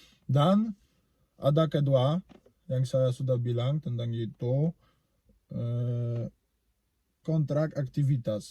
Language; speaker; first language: Indonesian; non-native, learner; Polish